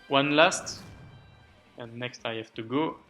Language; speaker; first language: English; non-native, learner; French